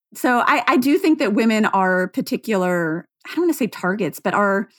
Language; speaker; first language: English; native; English